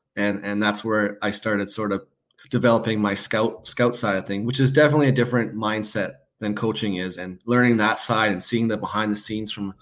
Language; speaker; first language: English; native; English